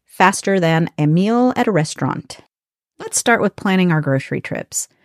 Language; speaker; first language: English; native; English